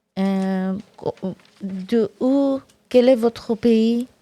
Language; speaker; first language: French; non-native, learner; Bangla